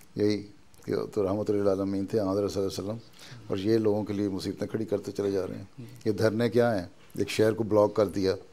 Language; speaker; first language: Urdu; native; Urdu